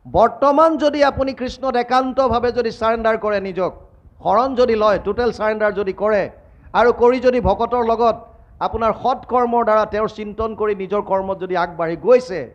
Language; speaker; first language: Assamese; native; Assamese